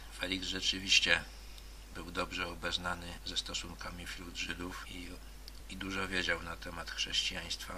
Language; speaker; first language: Polish; native; Polish